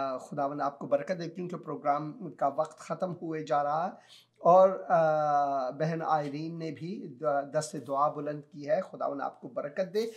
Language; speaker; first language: Urdu; non-native, local second language; Punjabi